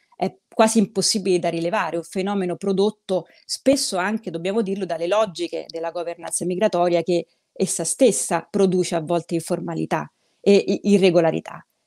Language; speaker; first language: Italian; native; Italian